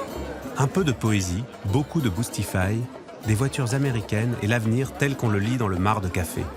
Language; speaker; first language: French; native; French